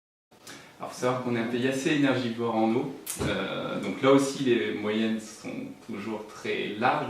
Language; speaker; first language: French; native; French